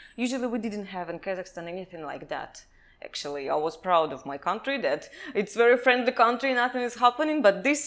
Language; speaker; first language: English; non-native, learner; Kazakh